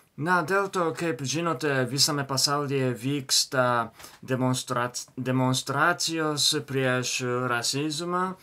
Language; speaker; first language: Lithuanian; non-native, learner; Japanese